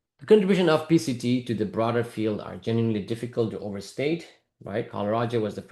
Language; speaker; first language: English; non-native, fluent; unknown